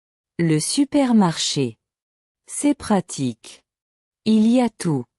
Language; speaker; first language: French; non-native, local second language; Arabic